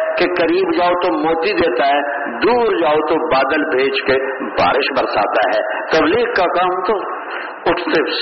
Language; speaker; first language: Urdu; non-native, local second language; Punjabi